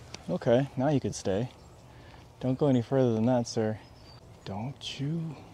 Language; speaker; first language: English; early bilingual, other home language; Korean